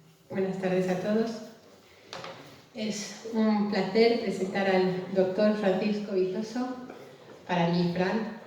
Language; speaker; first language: Spanish; native; Spanish